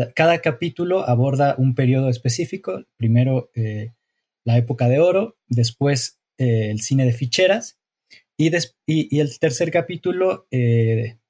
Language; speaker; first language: Spanish; native; Spanish